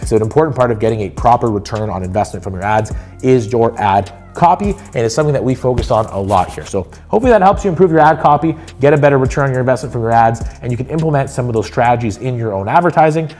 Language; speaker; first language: English; native; English